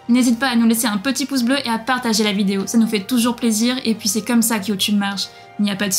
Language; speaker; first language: French; native; French